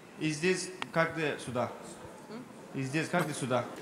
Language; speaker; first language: Russian; non-native, learner; Turkish